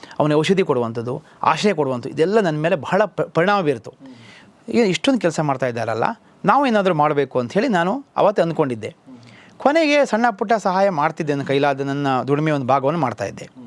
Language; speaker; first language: Kannada; native; Kannada